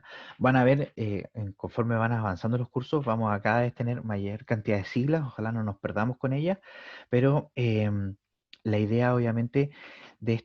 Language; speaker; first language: Spanish; native; Spanish